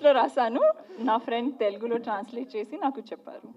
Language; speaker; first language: Telugu; non-native, learner; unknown